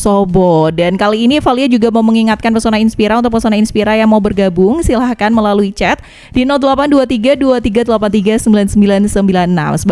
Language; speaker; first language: Indonesian; native; Indonesian